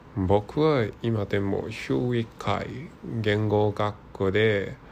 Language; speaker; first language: Japanese; non-native, learner; Cantonese